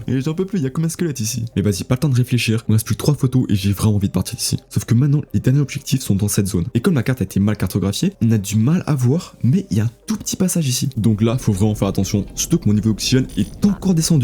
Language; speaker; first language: French; native; French